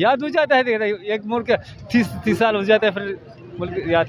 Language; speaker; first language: Hindi; non-native, learner; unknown